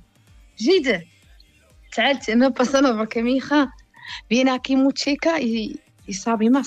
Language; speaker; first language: Spanish; non-native, learner; Arabic